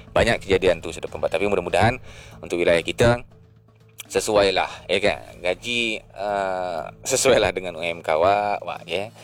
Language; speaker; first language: Indonesian; native; Indonesian